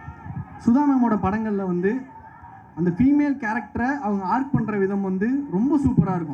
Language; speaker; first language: Tamil; native; Tamil